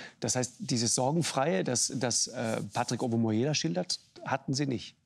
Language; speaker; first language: German; native; German